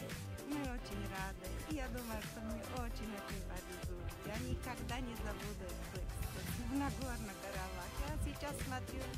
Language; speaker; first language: Russian; non-native, fluent; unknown